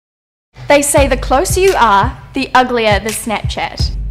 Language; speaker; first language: English; native; English